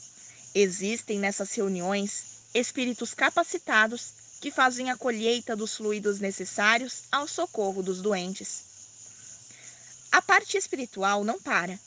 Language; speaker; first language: Portuguese; native; Portuguese